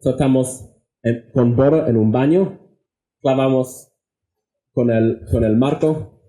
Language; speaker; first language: Spanish; non-native, fluent; English